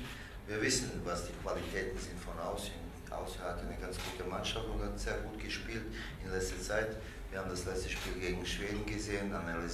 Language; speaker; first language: German; non-native, learner; Croatian